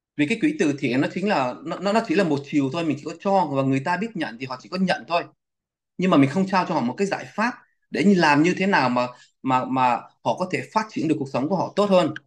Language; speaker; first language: Vietnamese; early bilingual, heritage; Vietnamese